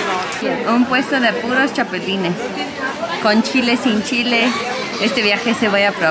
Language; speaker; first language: Spanish; non-native, fluent; English